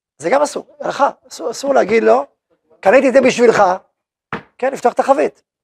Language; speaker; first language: Hebrew; native; Hebrew